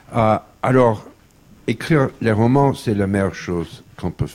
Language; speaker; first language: French; non-native, fluent; English